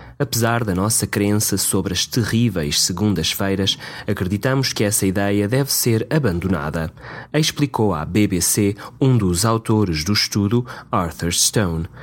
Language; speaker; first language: Portuguese; native; Portuguese